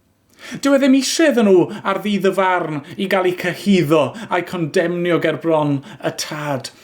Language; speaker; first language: Welsh; native; Welsh